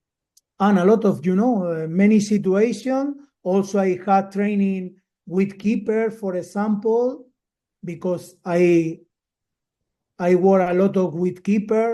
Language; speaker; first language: English; non-native, learner; Spanish